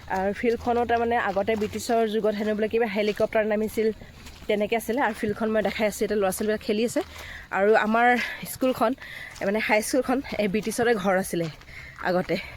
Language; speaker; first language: Assamese; non-native, local second language; Manipuri